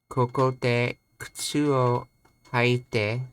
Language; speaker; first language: Japanese; non-native, learner; English